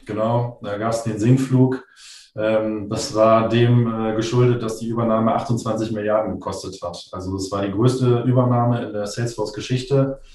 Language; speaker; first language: German; native; German